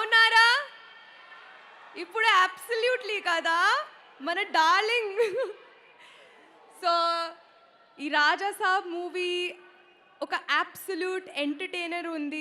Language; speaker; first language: Telugu; non-native, learner; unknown